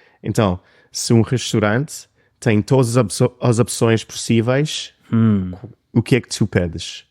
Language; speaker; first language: Portuguese; non-native, fluent; English